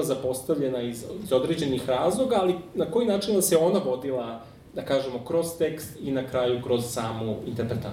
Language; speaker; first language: Serbian; native; Serbian